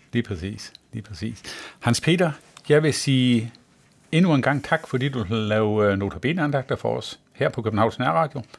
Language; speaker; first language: Danish; native; Danish